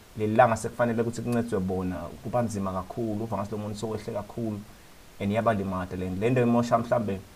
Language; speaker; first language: Zulu; non-native, local second language; Swati